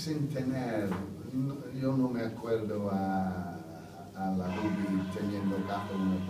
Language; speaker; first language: Spanish; non-native, fluent; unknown